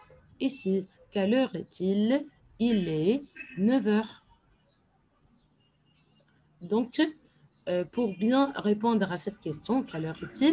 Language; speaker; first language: French; non-native, fluent; Arabic